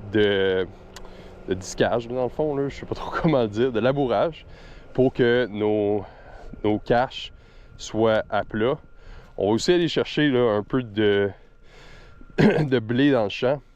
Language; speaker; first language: French; native; French